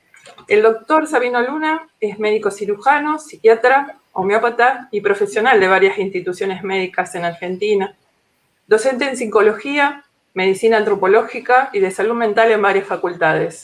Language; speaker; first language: Spanish; native; Spanish